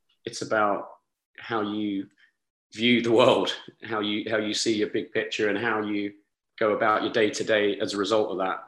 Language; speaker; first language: English; native; English